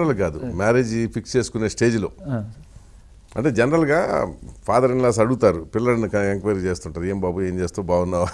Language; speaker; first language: Telugu; native; Telugu